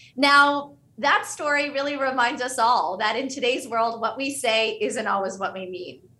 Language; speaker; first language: English; early bilingual, other home language; Hindi